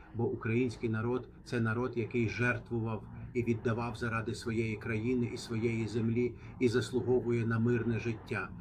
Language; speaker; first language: Ukrainian; non-native, fluent; Arabic